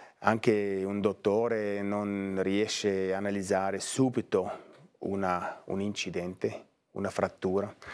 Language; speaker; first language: Italian; non-native, fluent; German